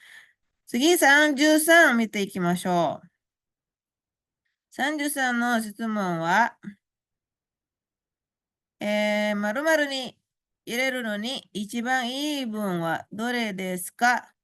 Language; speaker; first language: Japanese; non-native, fluent; Indonesian